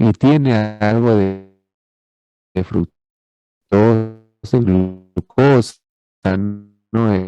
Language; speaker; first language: Spanish; native; Spanish